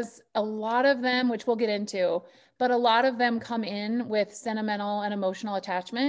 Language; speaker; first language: English; native; English